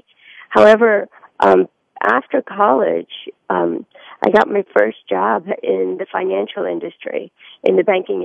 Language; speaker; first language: English; early bilingual, other home language; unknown